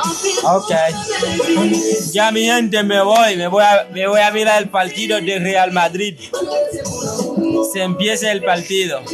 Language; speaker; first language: Spanish; non-native, learner; Haitian Creole